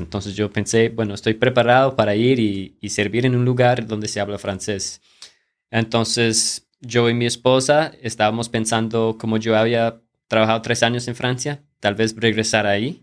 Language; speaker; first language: Spanish; non-native, fluent; English